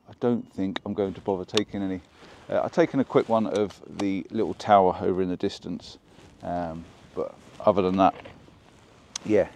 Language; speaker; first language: English; native; English